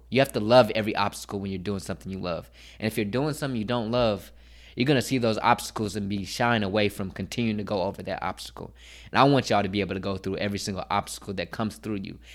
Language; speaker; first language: English; native; English